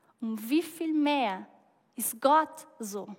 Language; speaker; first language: German; non-native, fluent; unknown